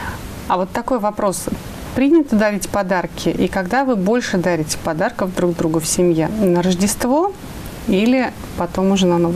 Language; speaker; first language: Russian; native; Russian